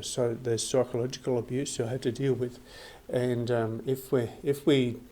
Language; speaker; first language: English; native; English